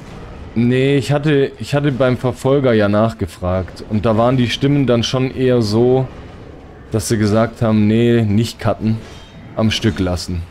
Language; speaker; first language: German; native; German